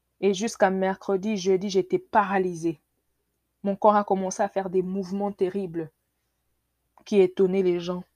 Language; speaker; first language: French; non-native, local second language; Lingala